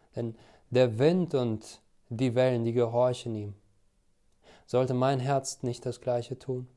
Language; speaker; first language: German; non-native, fluent; Albanian